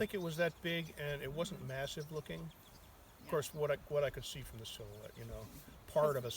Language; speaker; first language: English; native; English